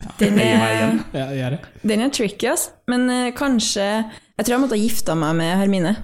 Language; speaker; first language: Norwegian; native; Norwegian